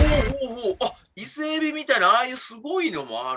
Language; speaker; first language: Japanese; native; Japanese